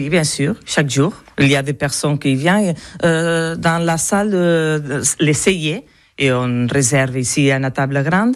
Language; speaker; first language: French; non-native, local second language; Catalan